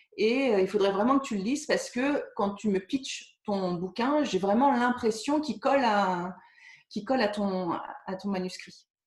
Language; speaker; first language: French; native; French